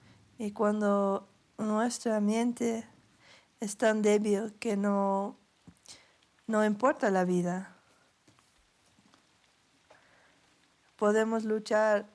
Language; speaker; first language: Spanish; non-native, learner; Dutch